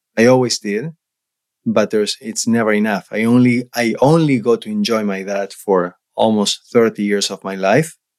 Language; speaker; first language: English; non-native, fluent; Spanish